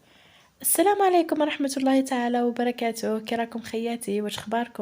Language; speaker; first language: Arabic; native; Arabic